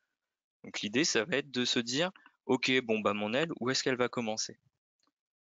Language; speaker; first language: French; native; French